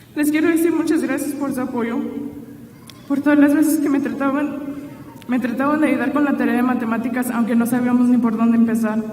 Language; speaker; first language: Spanish; early bilingual, heritage; Spanish